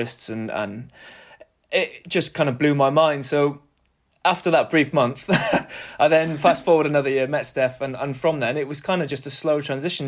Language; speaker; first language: English; native; English